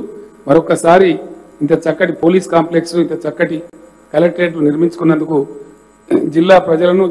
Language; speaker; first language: Telugu; native; Telugu